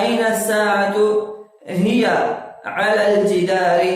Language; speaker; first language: Arabic; non-native, fluent; Urdu